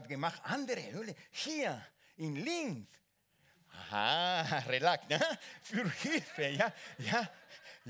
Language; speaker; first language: German; non-native, learner; Spanish